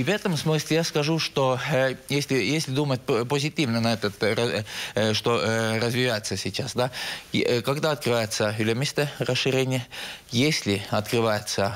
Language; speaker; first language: Russian; non-native, local second language; Estonian